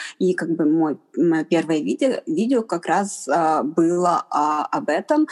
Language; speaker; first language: Russian; non-native, fluent; Chinese